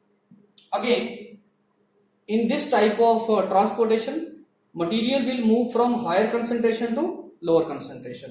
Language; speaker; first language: English; non-native, local second language; Hindi